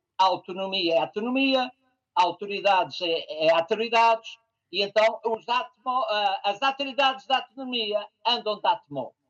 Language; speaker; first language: Portuguese; native; Portuguese